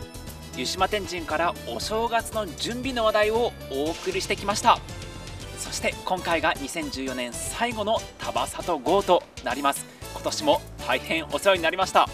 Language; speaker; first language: Japanese; native; Japanese